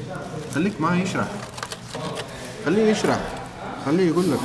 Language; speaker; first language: Arabic; native; Arabic